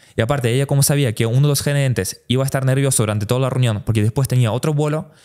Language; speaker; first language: Spanish; early bilingual, other home language; Russian